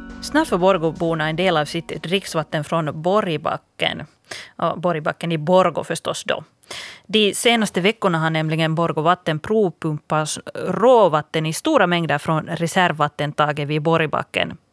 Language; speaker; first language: Swedish; native; Swedish